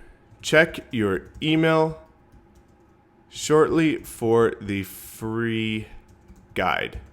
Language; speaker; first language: English; native; English